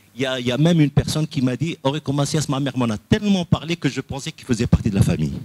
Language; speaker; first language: French; non-native, local second language; Arabic